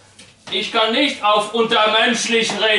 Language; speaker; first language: German; non-native, learner; Polish